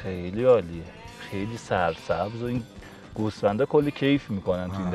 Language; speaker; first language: Persian; native; Persian